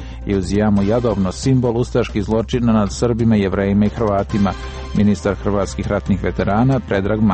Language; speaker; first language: Serbian; native; Serbian